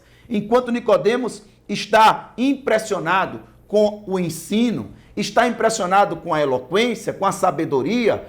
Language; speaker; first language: Portuguese; native; Portuguese